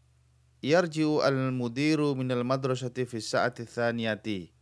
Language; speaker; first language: Arabic; non-native, fluent; Indonesian